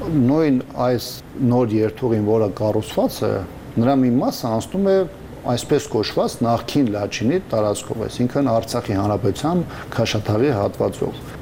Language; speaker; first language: Armenian; native; Armenian